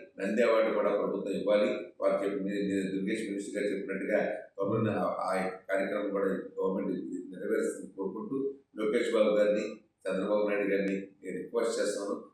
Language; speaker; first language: Telugu; native; Telugu